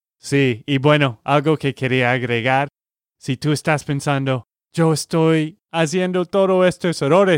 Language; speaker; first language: Spanish; non-native, learner; English